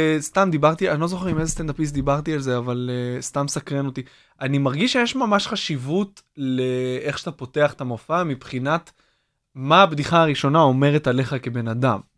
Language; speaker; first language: Hebrew; native; Hebrew